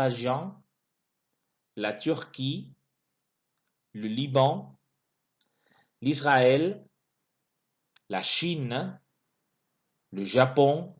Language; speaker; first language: French; non-native, fluent; Spanish